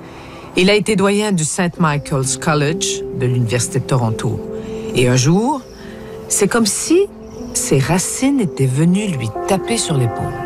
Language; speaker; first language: French; native; French